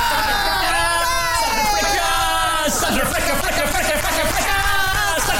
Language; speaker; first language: English; native; English